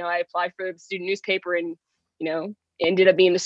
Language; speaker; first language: English; native; English